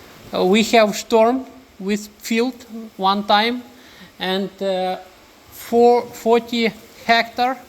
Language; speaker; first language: English; non-native, learner; Ukrainian